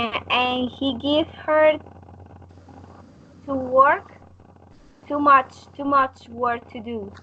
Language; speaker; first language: English; non-native, learner; Spanish